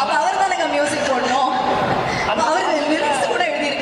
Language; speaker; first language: Tamil; native; Tamil